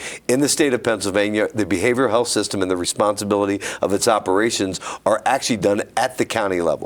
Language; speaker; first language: English; native; English